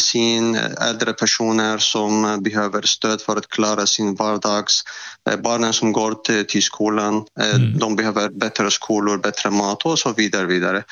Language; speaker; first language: Swedish; non-native, fluent; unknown